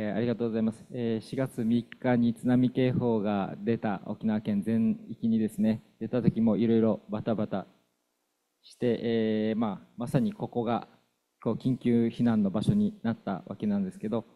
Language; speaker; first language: Japanese; native; Japanese